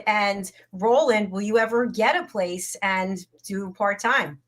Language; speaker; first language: English; native; English